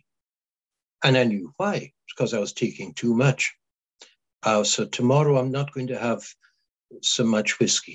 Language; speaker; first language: English; non-native, local second language; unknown